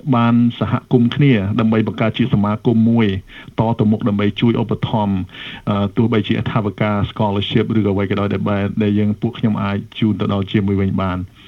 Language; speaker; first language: Khmer; early bilingual, other home language; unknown